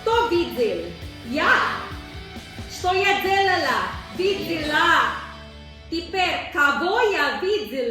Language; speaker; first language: Russian; non-native, learner; Filipino